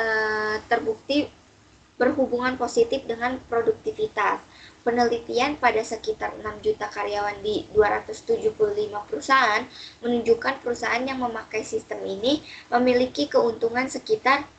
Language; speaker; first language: Indonesian; native; Indonesian